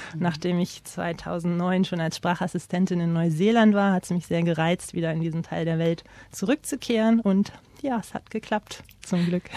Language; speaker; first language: German; native; German